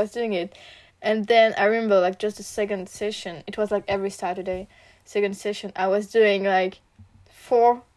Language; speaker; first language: English; non-native, learner; French